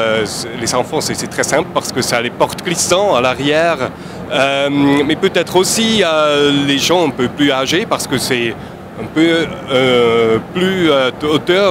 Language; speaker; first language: French; non-native, fluent; German